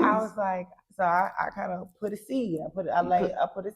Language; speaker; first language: English; native; English